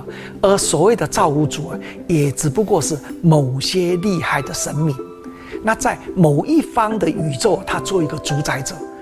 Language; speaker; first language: Chinese; native; Chinese